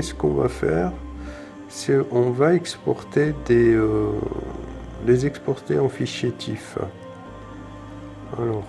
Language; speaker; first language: French; native; French